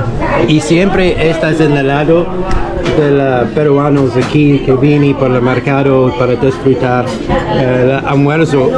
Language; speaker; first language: Spanish; non-native, learner; English